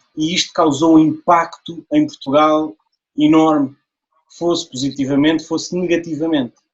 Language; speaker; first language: Portuguese; native; Portuguese